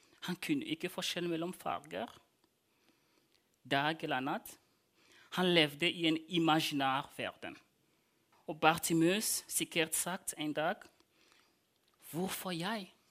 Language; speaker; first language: Norwegian; non-native, fluent; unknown